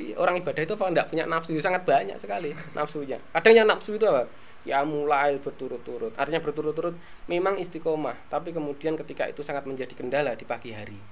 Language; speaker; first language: Indonesian; non-native, local second language; Javanese